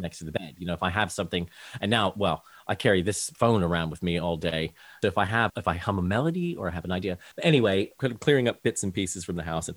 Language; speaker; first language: English; native; English